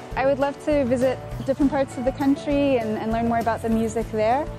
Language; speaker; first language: English; native; English